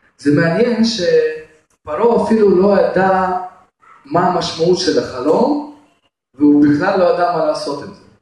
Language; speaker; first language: Hebrew; non-native, fluent; Russian